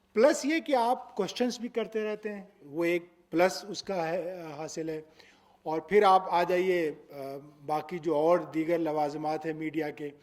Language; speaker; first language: Urdu; native; Urdu